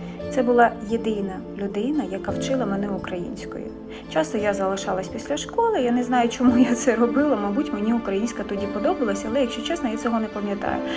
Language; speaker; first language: Ukrainian; non-native, local second language; Russian